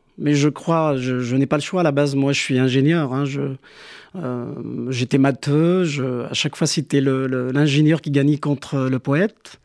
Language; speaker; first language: French; non-native, local second language; Kabyle